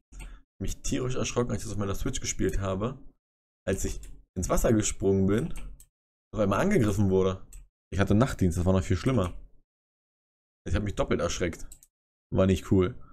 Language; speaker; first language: German; native; German